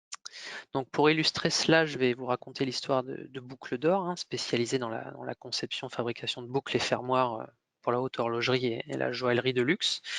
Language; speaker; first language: French; native; French